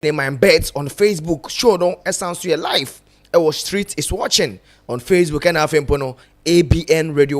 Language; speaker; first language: English; non-native, local second language; Akan